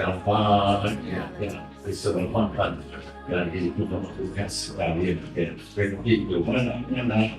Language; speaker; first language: Indonesian; non-native, learner; Thai